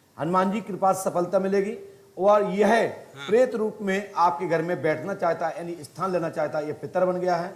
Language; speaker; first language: Hindi; native; Hindi